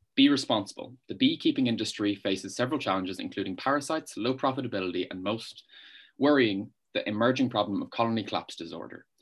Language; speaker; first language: English; native; English